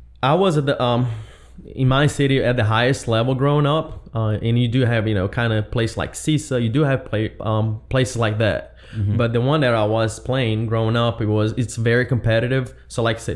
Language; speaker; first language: English; non-native, fluent; Portuguese